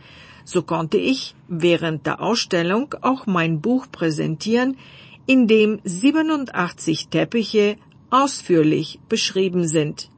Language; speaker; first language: German; non-native, fluent; Bulgarian